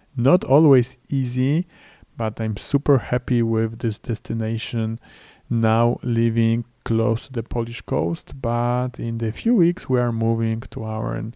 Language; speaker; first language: English; non-native, fluent; Polish